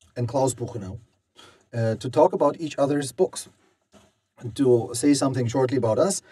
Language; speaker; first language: English; non-native, fluent; German